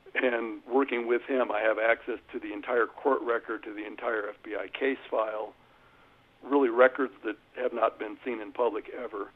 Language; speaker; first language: English; native; English